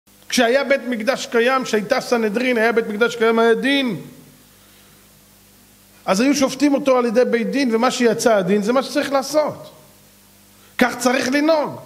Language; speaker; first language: Hebrew; native; Hebrew